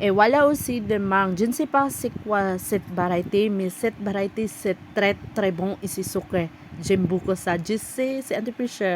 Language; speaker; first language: French; non-native, learner; Cebuano